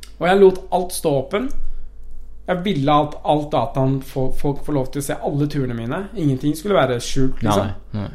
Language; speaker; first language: Norwegian; non-native, local second language; Persian